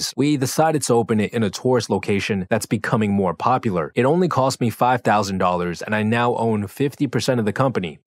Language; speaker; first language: English; native; English